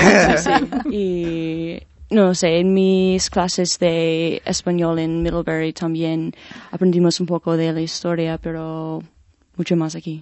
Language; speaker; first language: Spanish; non-native, fluent; English